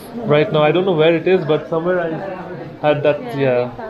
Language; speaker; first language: English; non-native, local second language; Hindi